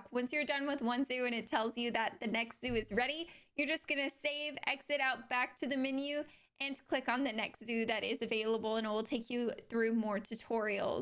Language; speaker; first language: English; native; English